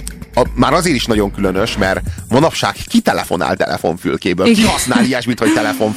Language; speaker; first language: Hungarian; native; Hungarian